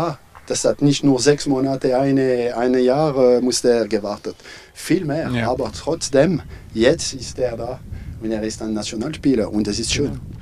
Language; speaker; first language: German; non-native, fluent; French